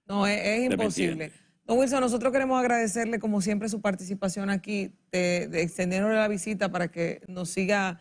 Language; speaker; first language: Spanish; native; Spanish